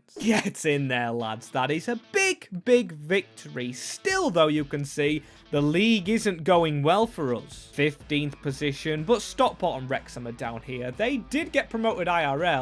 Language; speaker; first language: English; native; English